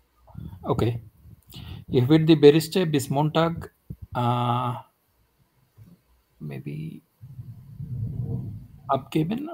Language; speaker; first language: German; non-native, learner; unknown